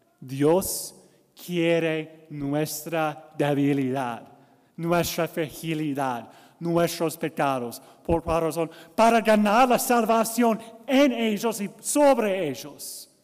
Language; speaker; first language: Spanish; non-native, learner; English